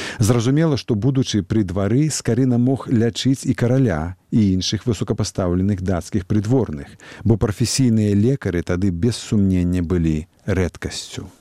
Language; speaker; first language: Belarusian; native; Belarusian